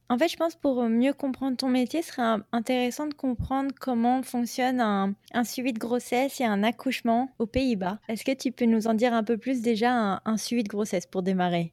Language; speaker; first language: French; native; French